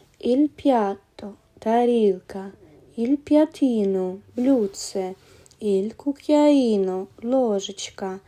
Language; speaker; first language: Italian; non-native, learner; Ukrainian